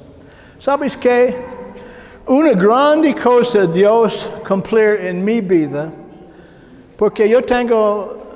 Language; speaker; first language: Spanish; non-native, learner; English